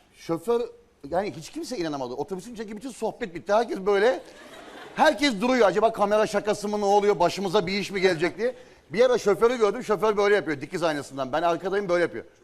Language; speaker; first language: Turkish; native; Turkish